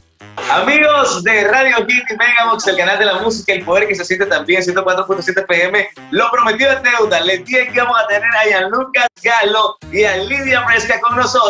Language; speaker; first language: Spanish; native; Spanish